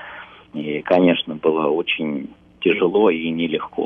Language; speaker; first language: Russian; early bilingual, heritage; Russian